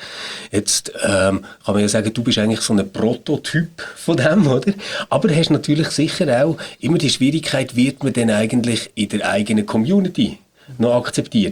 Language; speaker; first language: German; native; German